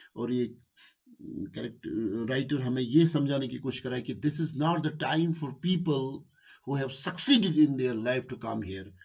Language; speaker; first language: Urdu; non-native, local second language; Kashmiri